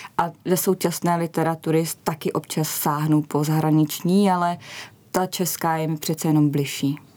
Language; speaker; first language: Czech; native; Czech